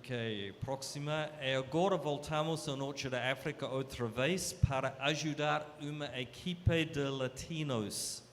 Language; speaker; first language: Portuguese; non-native, fluent; English